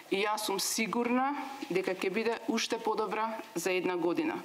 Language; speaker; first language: Macedonian; native; Macedonian